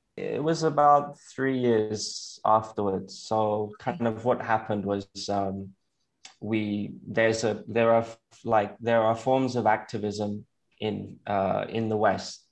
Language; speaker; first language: English; native; English